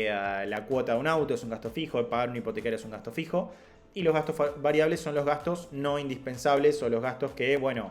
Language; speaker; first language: Spanish; native; Spanish